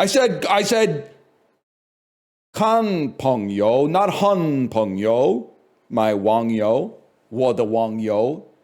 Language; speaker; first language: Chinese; non-native, learner; English